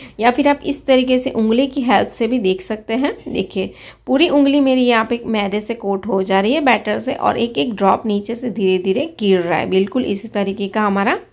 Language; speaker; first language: Hindi; non-native, local second language; Gujarati